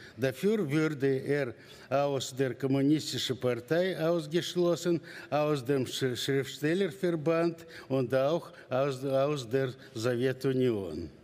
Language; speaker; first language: German; non-native, learner; Russian